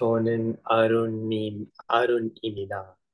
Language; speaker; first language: Korean; non-native, learner; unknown